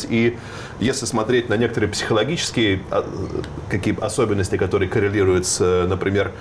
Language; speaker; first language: Russian; native; Russian